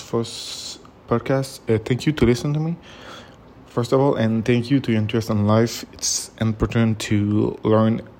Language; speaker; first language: English; native; English